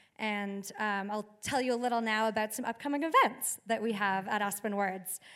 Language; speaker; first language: English; native; English